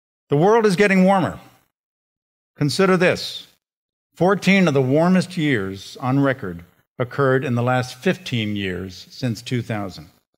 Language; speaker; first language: English; native; English